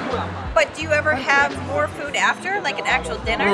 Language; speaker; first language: English; native; English